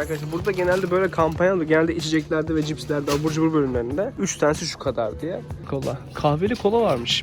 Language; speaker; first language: Turkish; native; Turkish